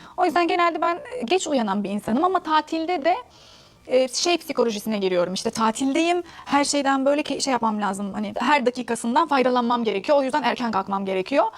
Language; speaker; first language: Turkish; non-native, fluent; Arabic